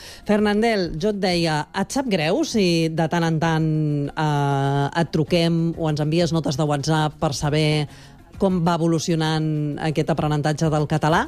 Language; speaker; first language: Catalan; native; Catalan